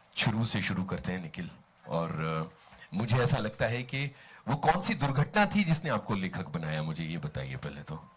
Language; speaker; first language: Hindi; native; Hindi